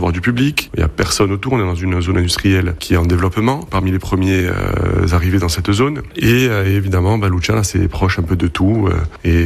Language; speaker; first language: French; native; French